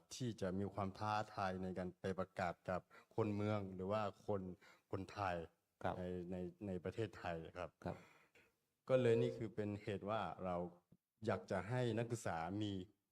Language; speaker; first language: Thai; non-native, local second language; Karen languages